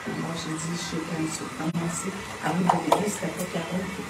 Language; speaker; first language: French; native; French